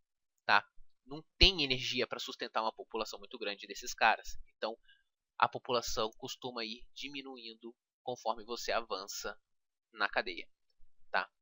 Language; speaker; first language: Portuguese; native; Portuguese